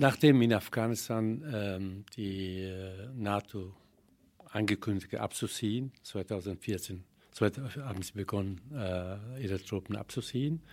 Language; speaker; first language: German; non-native, fluent; Persian